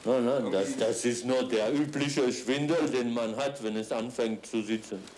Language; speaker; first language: German; non-native, fluent; French